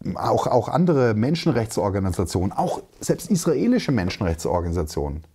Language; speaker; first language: German; native; German